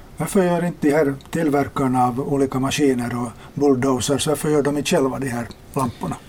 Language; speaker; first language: Swedish; native; Swedish